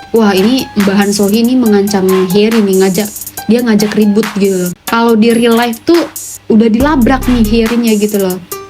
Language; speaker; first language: Indonesian; native; Indonesian